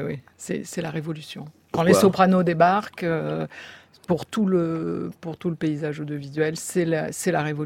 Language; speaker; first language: French; native; French